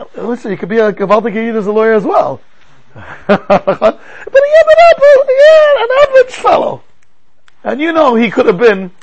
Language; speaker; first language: English; native; English